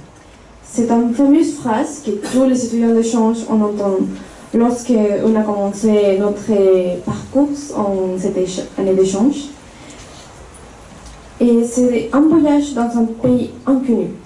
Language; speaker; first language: French; non-native, fluent; Spanish